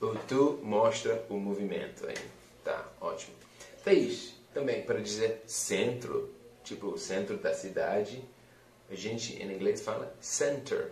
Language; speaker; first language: Portuguese; non-native, fluent; English